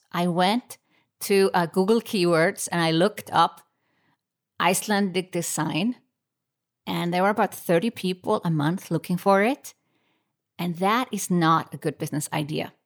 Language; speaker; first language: English; non-native, fluent; Icelandic